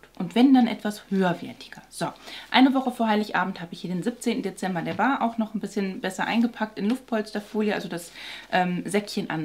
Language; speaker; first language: German; native; German